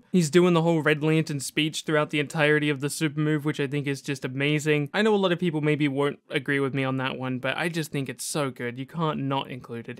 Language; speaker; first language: English; native; English